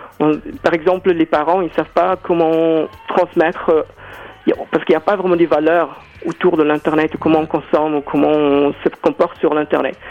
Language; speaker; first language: French; non-native, fluent; Afrikaans